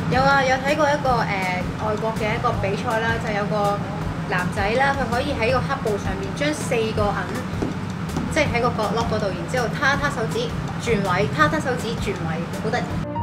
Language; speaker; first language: Cantonese; native; Cantonese